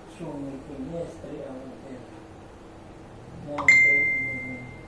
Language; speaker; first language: English; non-native, learner; Filipino